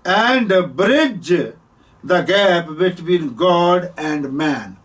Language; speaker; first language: English; non-native, local second language; Punjabi